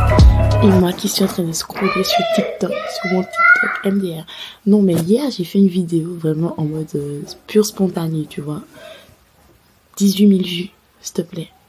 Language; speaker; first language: French; native; French